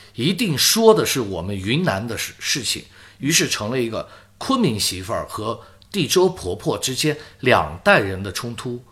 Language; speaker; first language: Chinese; native; Chinese